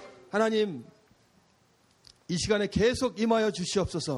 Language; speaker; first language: Korean; early bilingual, heritage; Korean